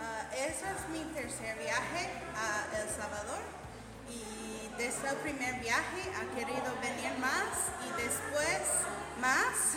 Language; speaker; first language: Spanish; non-native, learner; English